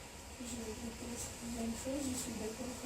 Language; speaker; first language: French; non-native, learner; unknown